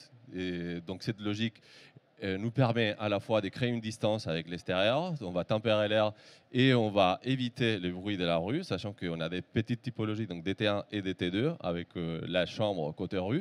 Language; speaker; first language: French; native; French